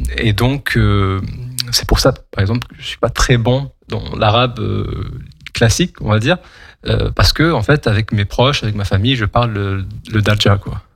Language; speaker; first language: French; non-native, local second language; Kabyle